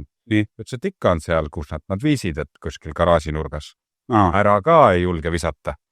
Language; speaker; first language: Estonian; native; Estonian